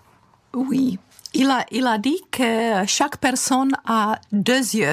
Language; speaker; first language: French; non-native, fluent; Czech